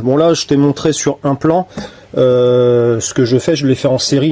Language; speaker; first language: French; native; French